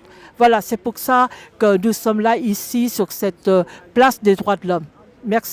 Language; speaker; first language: French; non-native, fluent; Vietnamese